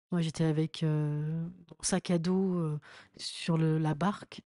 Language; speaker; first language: French; native; French